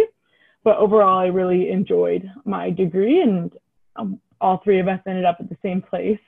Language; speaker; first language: English; native; English